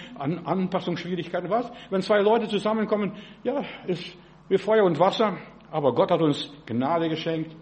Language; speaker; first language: German; non-native, fluent; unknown